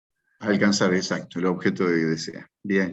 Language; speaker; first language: Spanish; native; Spanish